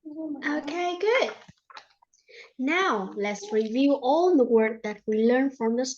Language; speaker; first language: English; non-native, fluent; Vietnamese